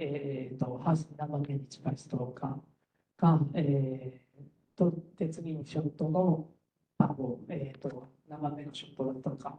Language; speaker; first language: Japanese; native; Japanese